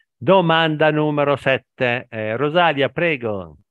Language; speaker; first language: Italian; native; Italian